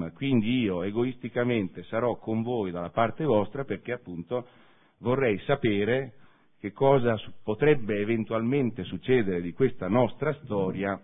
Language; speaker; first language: Italian; native; Italian